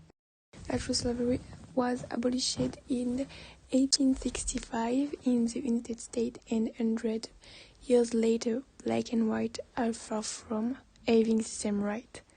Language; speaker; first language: English; non-native, learner; French